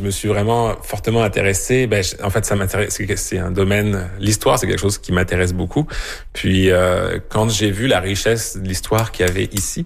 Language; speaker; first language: French; native; French